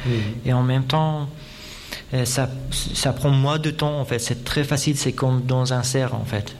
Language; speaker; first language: French; non-native, fluent; Persian